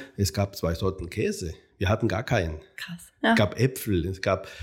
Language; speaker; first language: German; non-native, fluent; Spanish